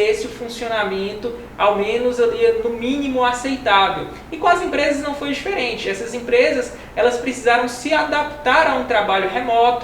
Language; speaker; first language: Portuguese; native; Portuguese